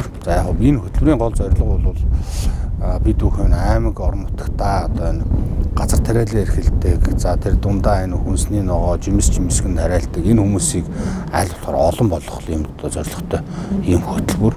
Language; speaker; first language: Mongolian; native; Mongolian